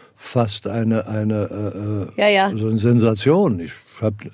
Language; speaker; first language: German; non-native, fluent; Afrikaans